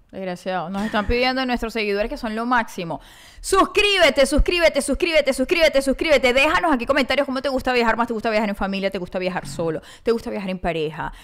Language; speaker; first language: Spanish; native; Spanish